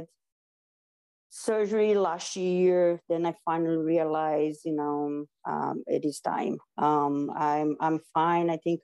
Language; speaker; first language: English; non-native, fluent; Portuguese